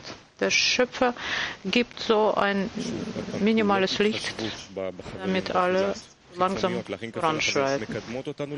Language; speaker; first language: German; non-native, fluent; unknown